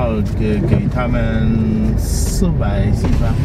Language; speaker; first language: Chinese; non-native, fluent; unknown